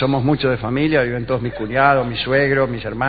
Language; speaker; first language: Spanish; native; Spanish